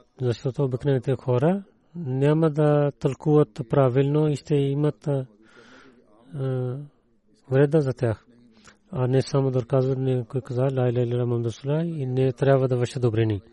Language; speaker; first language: Bulgarian; non-native, fluent; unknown